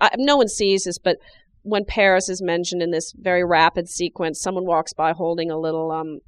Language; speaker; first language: English; native; English